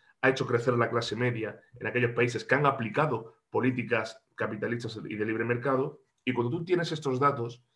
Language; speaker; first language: Spanish; native; Spanish